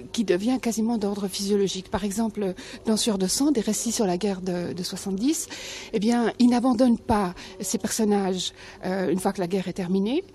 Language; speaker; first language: French; native; French